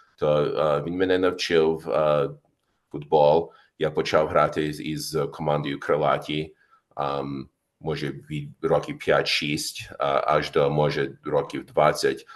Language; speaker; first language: Ukrainian; early bilingual, heritage; Ukrainian